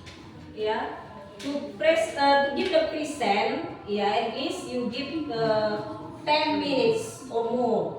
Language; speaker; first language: English; non-native, learner; Indonesian